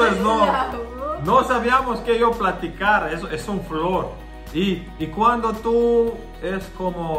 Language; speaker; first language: Spanish; non-native, learner; Croatian